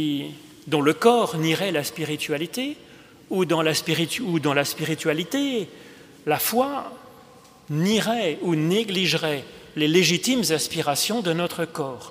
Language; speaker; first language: French; native; French